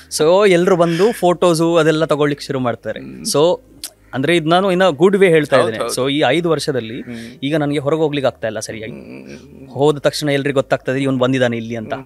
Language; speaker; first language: Kannada; non-native, local second language; Konkani